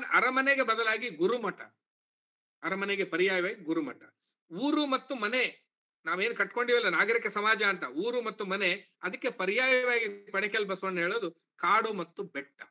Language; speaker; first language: Kannada; native; Kannada